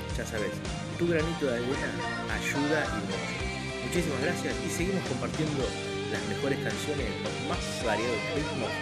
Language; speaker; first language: Spanish; native; Spanish